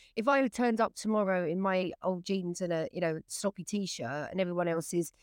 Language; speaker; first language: English; native; English